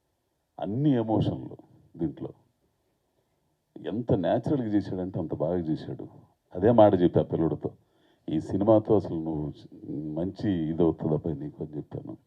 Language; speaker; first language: Telugu; native; Telugu